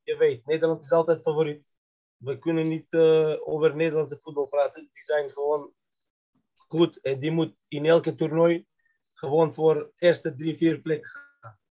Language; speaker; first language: Dutch; non-native, fluent; Macedonian